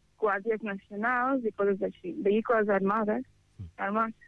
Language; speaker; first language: Catalan; non-native, fluent; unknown